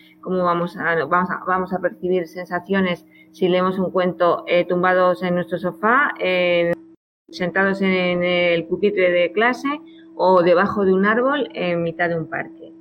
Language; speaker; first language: Spanish; native; Spanish